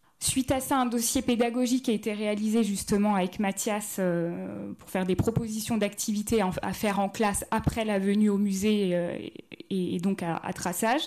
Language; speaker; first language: French; native; French